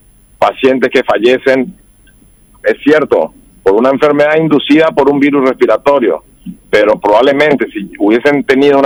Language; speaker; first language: Spanish; native; Spanish